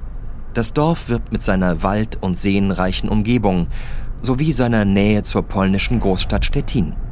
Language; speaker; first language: German; native; German